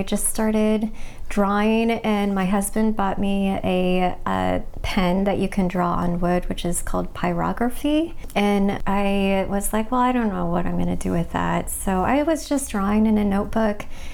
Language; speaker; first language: English; native; English